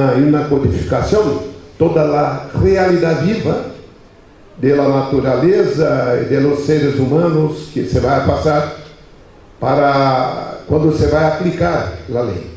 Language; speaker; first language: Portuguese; non-native, learner; Spanish